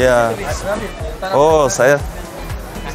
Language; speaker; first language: Indonesian; non-native, fluent; Turkish